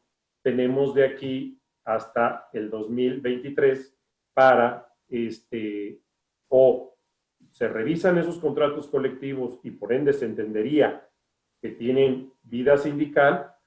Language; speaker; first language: Spanish; native; Spanish